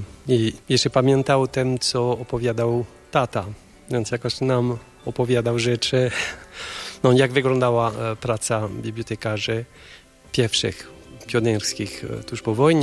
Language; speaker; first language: Polish; non-native, fluent; French